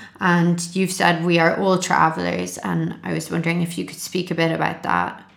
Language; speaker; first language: English; native; English